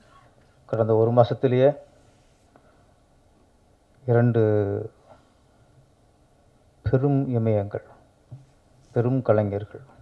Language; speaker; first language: Tamil; native; Tamil